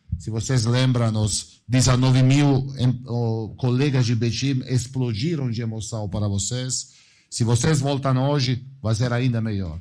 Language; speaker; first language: Portuguese; non-native, fluent; Italian